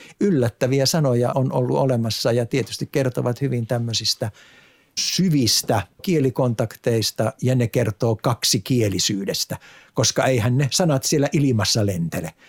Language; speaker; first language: Finnish; native; Finnish